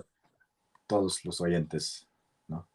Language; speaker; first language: Spanish; non-native, learner; English